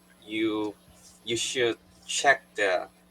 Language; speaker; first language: English; non-native, learner; Korean